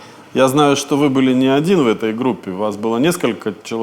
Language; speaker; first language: Russian; native; Russian